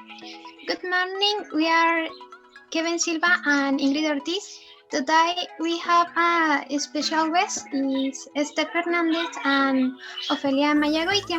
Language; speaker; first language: English; non-native, learner; Spanish